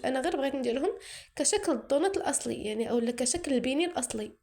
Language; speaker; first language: Arabic; native; Arabic